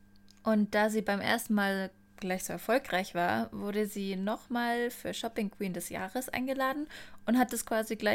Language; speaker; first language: German; native; German